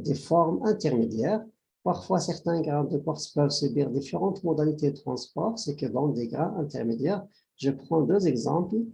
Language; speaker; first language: French; non-native, local second language; Arabic